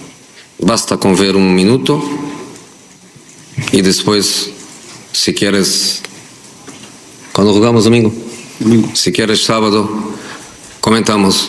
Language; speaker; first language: Spanish; non-native, fluent; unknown